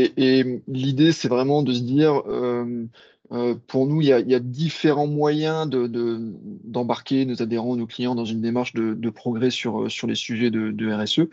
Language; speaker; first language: French; native; French